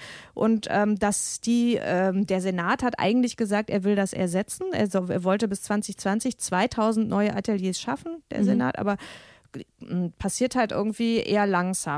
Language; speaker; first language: German; native; German